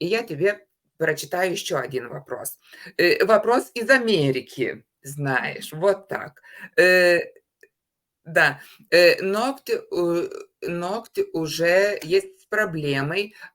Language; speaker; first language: Russian; non-native, fluent; Lithuanian